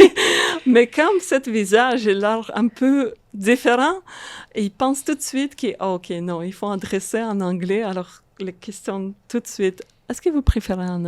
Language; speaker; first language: French; non-native, fluent; Russian